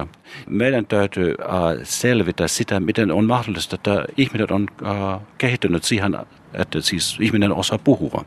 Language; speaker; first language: Finnish; non-native, fluent; German